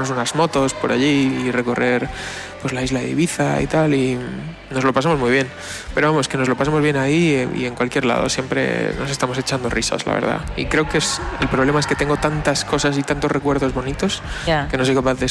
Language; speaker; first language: Spanish; native; Spanish